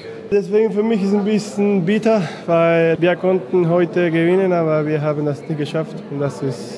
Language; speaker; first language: German; non-native, fluent; Spanish